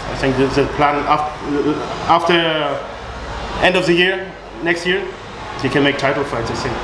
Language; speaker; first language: English; non-native, learner; German